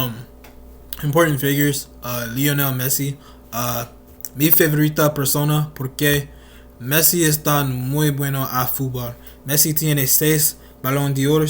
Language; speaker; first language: Spanish; non-native, learner; English